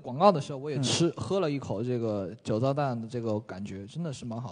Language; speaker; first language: Chinese; native; Chinese